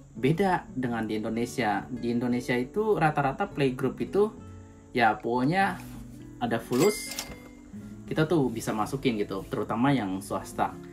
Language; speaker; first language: Indonesian; native; Indonesian